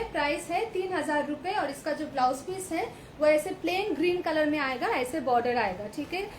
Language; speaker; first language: Hindi; non-native, local second language; Bangla